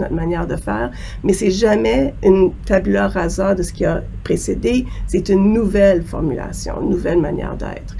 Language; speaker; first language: French; native; French